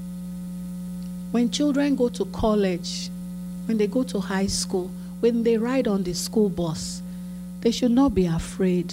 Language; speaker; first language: English; non-native, local second language; Yoruba